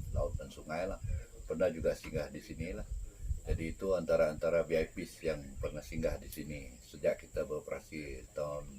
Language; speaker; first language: Malay; non-native, local second language; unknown